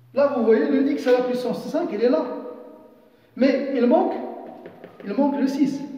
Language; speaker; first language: French; non-native, local second language; Arabic